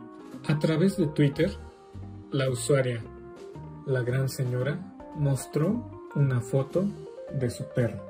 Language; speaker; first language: Spanish; native; Spanish